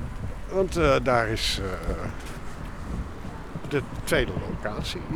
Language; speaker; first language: Dutch; native; Dutch